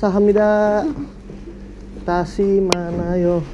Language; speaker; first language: Korean; non-native, learner; Indonesian